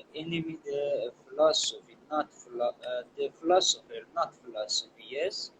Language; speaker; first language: English; non-native, learner; Persian